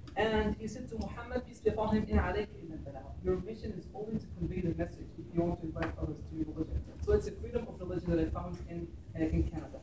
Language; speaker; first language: English; non-native, fluent; Arabic